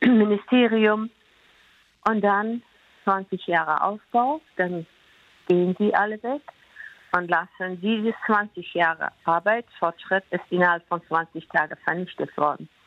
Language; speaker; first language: German; non-native, fluent; Persian